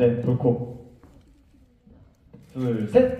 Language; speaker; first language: Korean; non-native, learner; Chinese